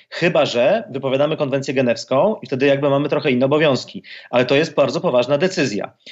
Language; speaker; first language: Polish; native; Polish